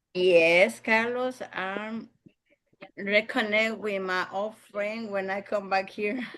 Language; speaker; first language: English; non-native, learner; Spanish